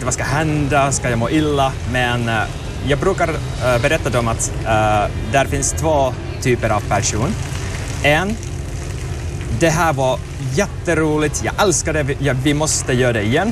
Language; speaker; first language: Swedish; non-native, learner; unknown